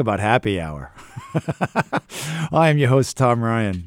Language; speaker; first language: English; native; English